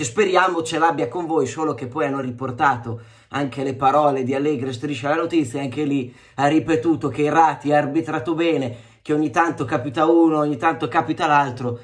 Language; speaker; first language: Italian; native; Italian